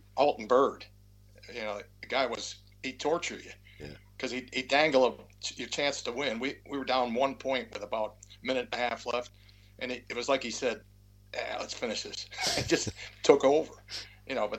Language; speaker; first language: English; native; English